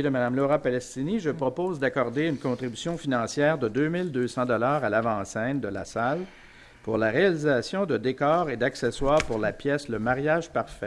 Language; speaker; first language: French; native; French